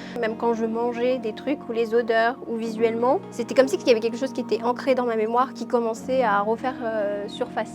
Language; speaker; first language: French; early bilingual, other home language; Amharic